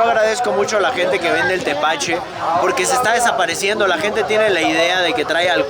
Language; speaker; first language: Spanish; native; Spanish